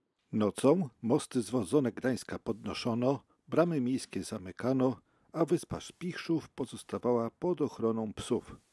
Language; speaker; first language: Polish; native; Polish